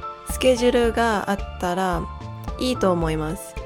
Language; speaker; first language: Japanese; non-native, learner; English